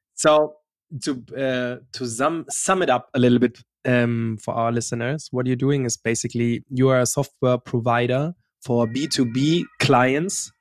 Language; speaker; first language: English; non-native, fluent; German